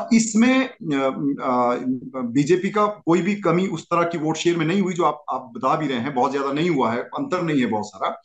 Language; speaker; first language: Hindi; native; Hindi